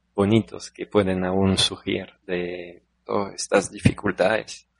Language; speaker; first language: Spanish; non-native, fluent; French